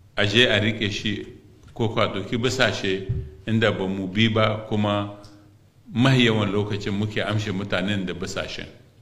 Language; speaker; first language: Hausa; non-native, local second language; Arabic